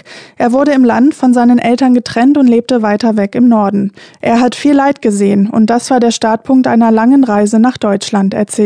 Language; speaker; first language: German; native; German